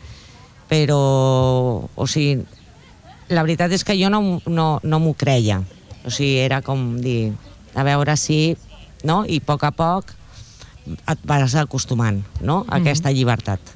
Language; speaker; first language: Catalan; non-native, local second language; Spanish